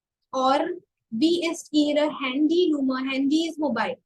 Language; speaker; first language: German; non-native, fluent; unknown